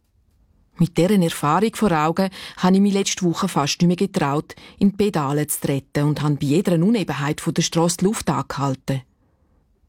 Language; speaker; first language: German; native; German